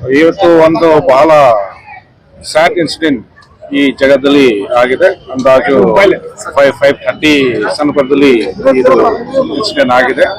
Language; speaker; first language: Kannada; non-native, fluent; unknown